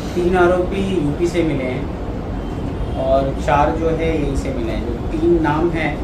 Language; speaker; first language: Hindi; non-native, local second language; Marathi